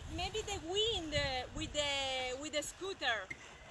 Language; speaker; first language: English; non-native, learner; Italian